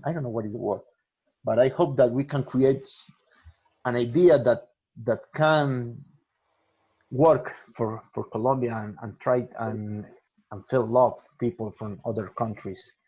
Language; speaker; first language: English; non-native, learner; Spanish